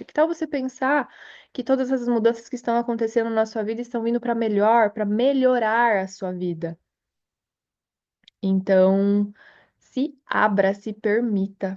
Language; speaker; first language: Portuguese; native; Portuguese